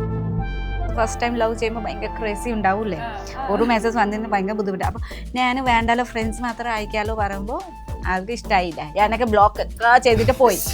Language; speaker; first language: Malayalam; non-native, fluent; Nepali